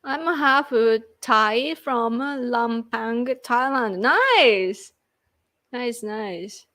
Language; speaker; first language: English; non-native, fluent; Japanese